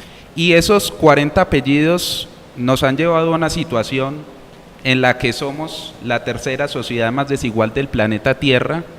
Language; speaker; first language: Spanish; native; Spanish